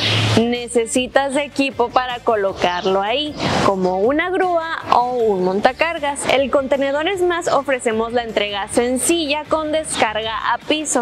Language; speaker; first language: Spanish; native; Spanish